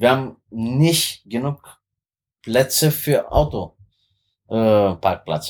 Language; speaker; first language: German; non-native, fluent; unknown